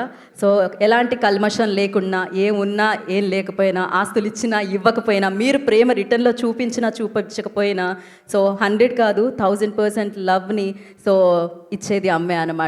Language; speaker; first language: Telugu; native; Telugu